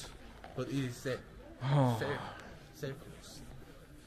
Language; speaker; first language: English; non-native, local second language; Hindi